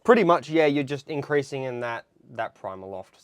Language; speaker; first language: English; native; English